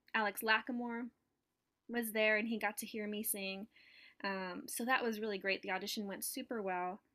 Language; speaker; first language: English; native; English